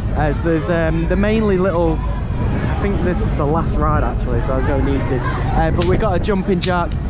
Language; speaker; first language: English; native; English